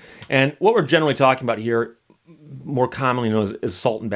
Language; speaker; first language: English; native; English